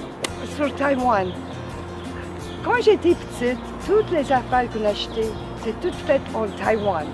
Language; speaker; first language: French; non-native, local second language; English